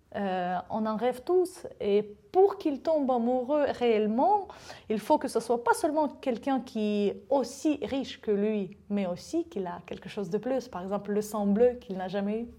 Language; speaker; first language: French; non-native, fluent; Russian